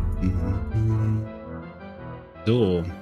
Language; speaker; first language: German; native; German